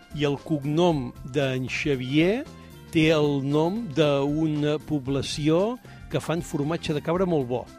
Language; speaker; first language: Catalan; native; Catalan